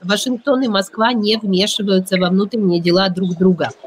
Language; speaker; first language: Russian; native; Russian